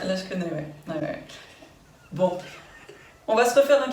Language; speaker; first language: French; native; French